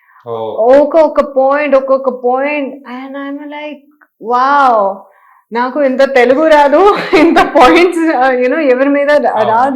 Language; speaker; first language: Telugu; non-native, learner; Hindi